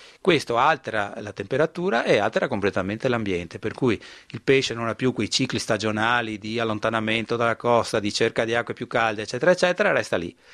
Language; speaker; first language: Italian; native; Italian